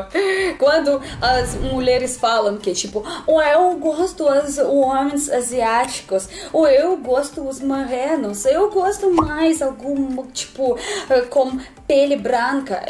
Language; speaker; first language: Portuguese; non-native, learner; Russian